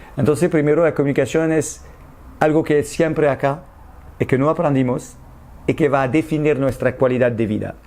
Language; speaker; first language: Spanish; non-native, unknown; French